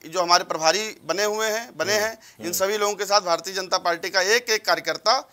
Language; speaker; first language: Hindi; native; Hindi